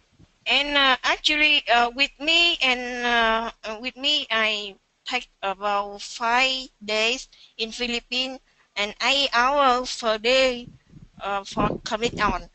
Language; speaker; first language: English; non-native, learner; Vietnamese